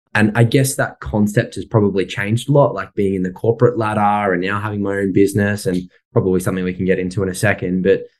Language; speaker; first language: English; native; English